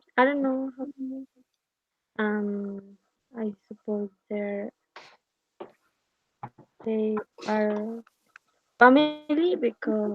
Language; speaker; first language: English; non-native, learner; Spanish